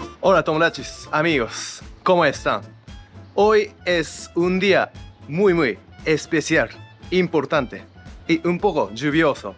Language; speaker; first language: Spanish; non-native, learner; Japanese